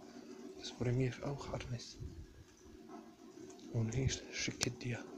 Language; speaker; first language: German; non-native, learner; Bosnian